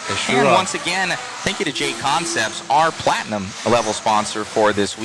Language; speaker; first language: English; native; English